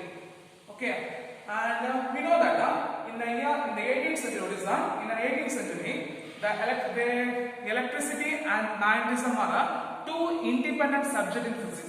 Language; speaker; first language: English; non-native, local second language; Tamil